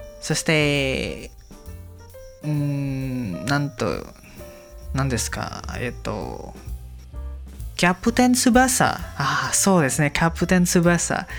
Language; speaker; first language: Japanese; non-native, learner; Indonesian